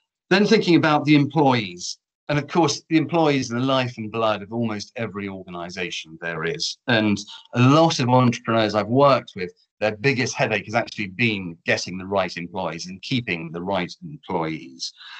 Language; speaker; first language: English; native; English